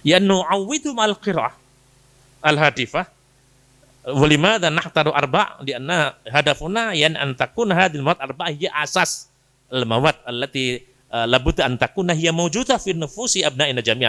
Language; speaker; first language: Arabic; non-native, fluent; Indonesian